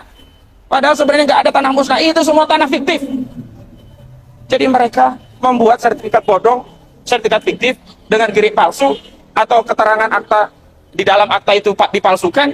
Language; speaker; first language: Indonesian; native; Indonesian